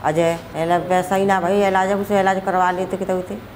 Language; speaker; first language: Hindi; native; Hindi